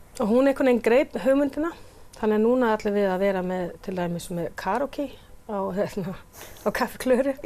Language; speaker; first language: Icelandic; non-native, fluent; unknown